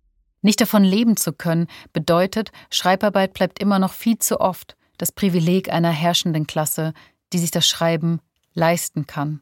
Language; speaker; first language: German; native; German